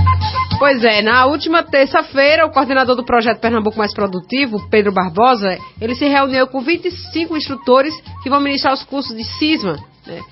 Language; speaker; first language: Portuguese; native; Portuguese